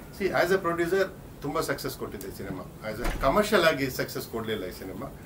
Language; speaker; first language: Kannada; non-native, local second language; Tulu